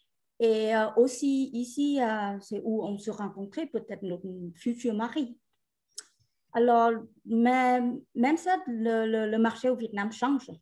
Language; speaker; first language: French; non-native, fluent; Vietnamese